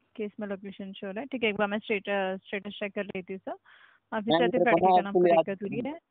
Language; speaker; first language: Hindi; non-native, local second language; Marathi